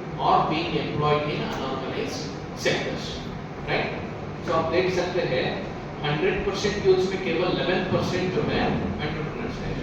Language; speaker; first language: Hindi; non-native, local second language; Kannada